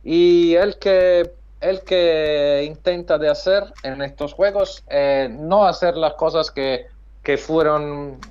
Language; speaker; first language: Spanish; non-native, fluent; Italian